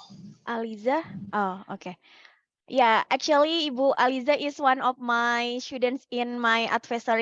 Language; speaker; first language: English; non-native, fluent; Indonesian